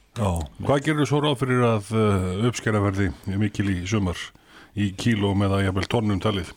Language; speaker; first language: Icelandic; native; Icelandic